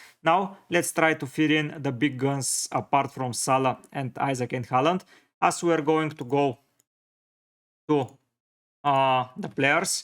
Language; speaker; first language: English; non-native, fluent; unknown